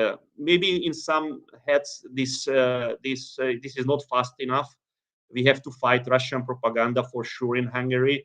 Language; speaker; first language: English; non-native, fluent; Hungarian